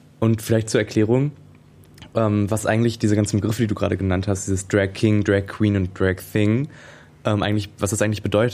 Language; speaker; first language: German; native; German